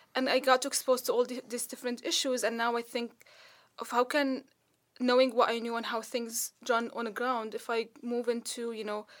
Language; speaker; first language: English; non-native, fluent; Arabic